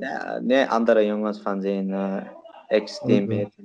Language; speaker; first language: Dutch; non-native, learner; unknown